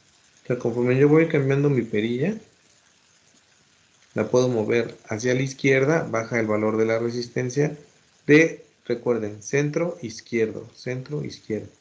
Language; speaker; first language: Spanish; native; Spanish